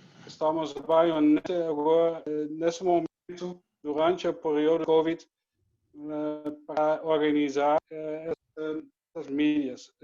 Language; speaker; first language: Portuguese; non-native, learner; Dutch